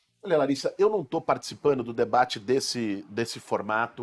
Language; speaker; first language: Portuguese; native; Portuguese